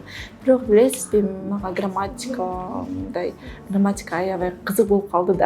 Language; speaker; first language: Kyrgyz; non-native, fluent; Russian